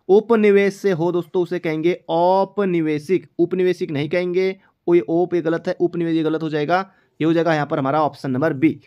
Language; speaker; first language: Hindi; native; Hindi